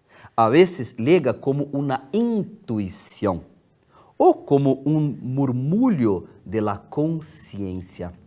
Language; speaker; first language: Spanish; non-native, fluent; Portuguese